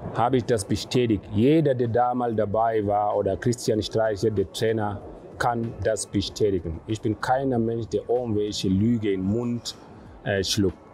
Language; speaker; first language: German; non-native, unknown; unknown